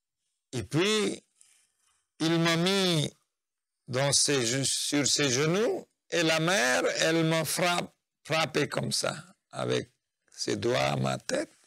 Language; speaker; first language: French; non-native, fluent; Nepali